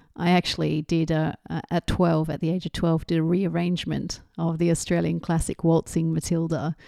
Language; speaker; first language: English; native; English